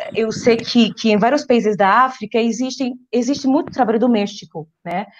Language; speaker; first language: Portuguese; non-native, fluent; French